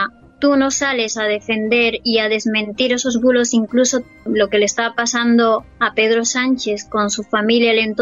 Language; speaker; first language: Spanish; native; Spanish